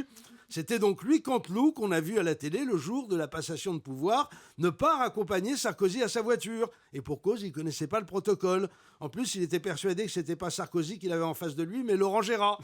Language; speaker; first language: French; native; French